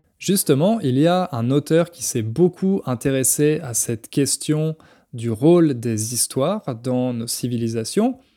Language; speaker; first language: French; native; French